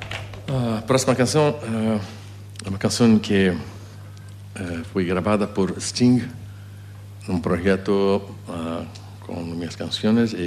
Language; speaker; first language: Portuguese; non-native, fluent; Spanish